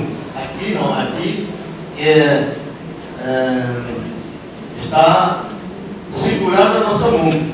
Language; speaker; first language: Portuguese; non-native, local second language; Yanomámi